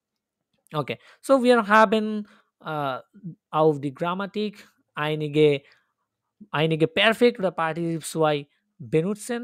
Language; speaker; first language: German; non-native, learner; Bangla